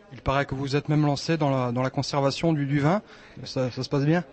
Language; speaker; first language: French; native; French